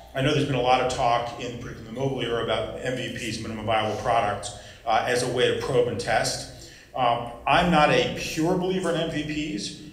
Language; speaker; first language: English; native; English